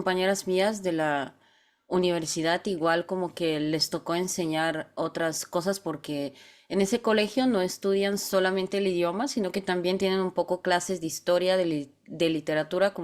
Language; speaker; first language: Spanish; non-native, fluent; Bulgarian